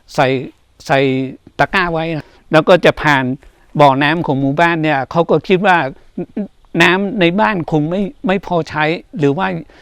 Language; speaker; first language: Thai; non-native, local second language; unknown